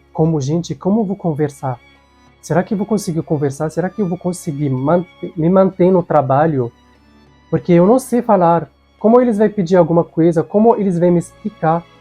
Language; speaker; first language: Portuguese; non-native, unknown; Arabic